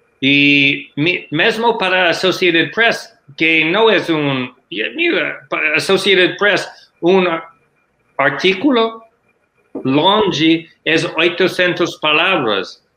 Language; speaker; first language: Portuguese; non-native, learner; English